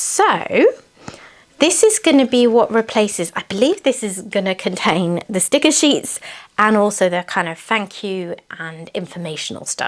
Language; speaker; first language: English; native; English